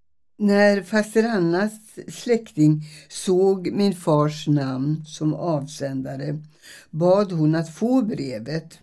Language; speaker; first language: Swedish; early bilingual, other home language; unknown